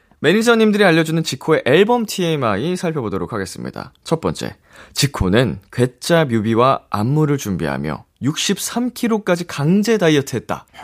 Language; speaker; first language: Korean; native; Korean